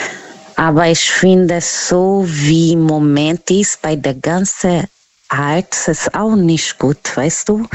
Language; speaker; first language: German; non-native, learner; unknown